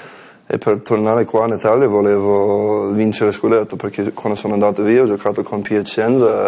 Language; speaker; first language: Italian; non-native, learner; English